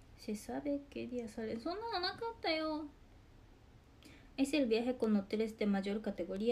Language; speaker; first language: Spanish; non-native, learner; Japanese